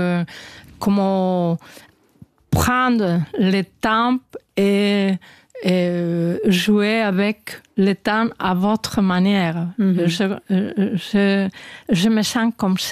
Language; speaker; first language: French; non-native, learner; Spanish